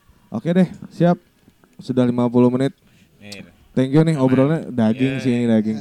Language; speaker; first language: Indonesian; native; Indonesian